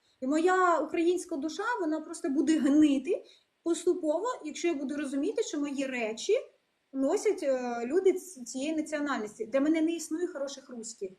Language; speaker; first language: Ukrainian; non-native, local second language; Russian